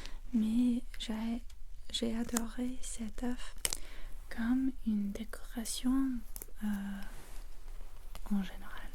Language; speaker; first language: French; non-native, fluent; English